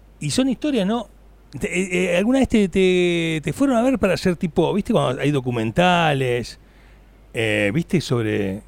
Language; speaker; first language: Spanish; native; Spanish